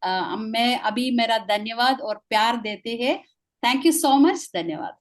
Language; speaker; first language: Hindi; non-native, local second language; Malayalam